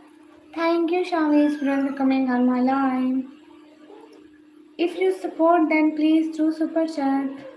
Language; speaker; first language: English; non-native, learner; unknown